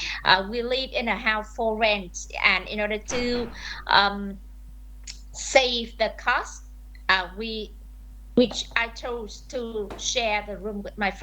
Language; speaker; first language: English; non-native, fluent; Vietnamese